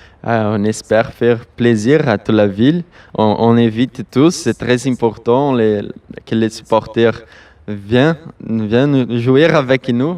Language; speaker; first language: French; non-native, learner; Portuguese